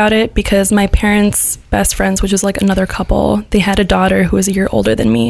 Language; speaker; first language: English; early bilingual, other home language; Gujarati